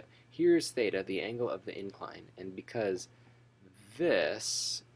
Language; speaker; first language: English; native; English